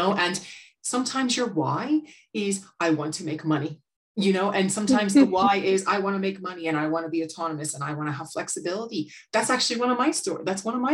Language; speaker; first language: English; native; English